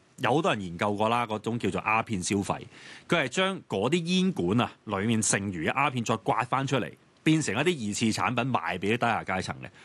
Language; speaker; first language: Cantonese; native; Cantonese